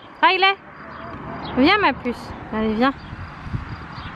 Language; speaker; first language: French; native; French